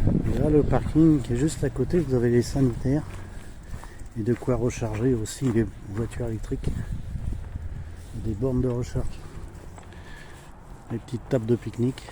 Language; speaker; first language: French; native; French